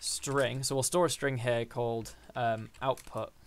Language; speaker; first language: English; native; English